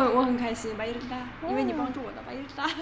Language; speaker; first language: Chinese; native; Chinese